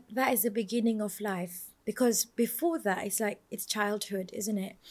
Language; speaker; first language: English; non-native, local second language; Malay